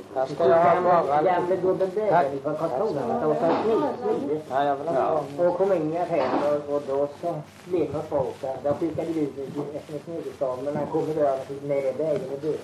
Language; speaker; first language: Swedish; native; Swedish